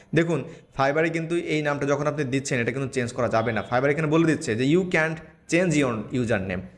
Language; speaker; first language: Bangla; native; Bangla